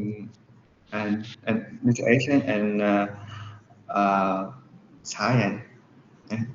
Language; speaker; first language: English; non-native, learner; Vietnamese